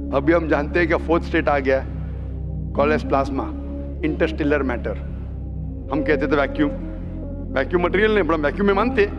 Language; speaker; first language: Hindi; non-native, local second language; Urdu